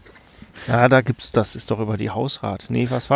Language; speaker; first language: German; native; German